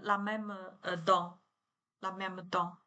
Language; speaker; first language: French; non-native, learner; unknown